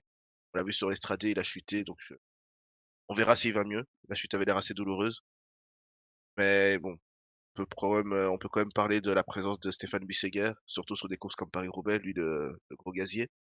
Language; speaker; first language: French; native; French